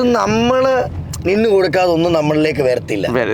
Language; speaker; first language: Malayalam; native; Malayalam